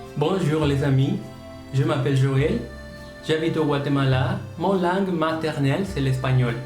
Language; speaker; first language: French; non-native, learner; Spanish